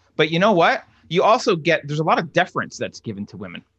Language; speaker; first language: English; native; English